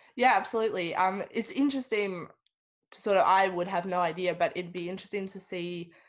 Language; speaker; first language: English; native; English